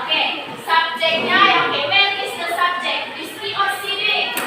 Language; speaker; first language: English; non-native, learner; Indonesian